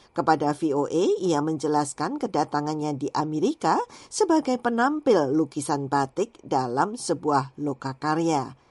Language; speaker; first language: Indonesian; native; Indonesian